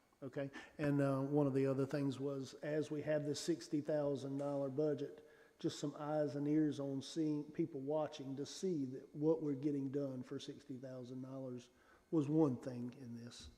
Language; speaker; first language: English; native; English